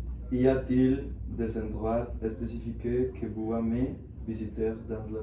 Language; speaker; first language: French; non-native, learner; Spanish